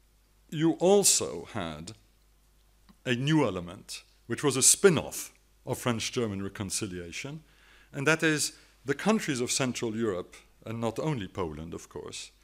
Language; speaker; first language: English; non-native, fluent; French